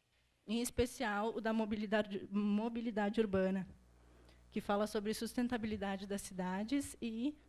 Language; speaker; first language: Portuguese; native; Portuguese